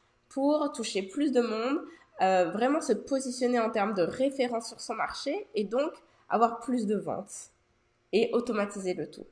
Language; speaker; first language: French; native; French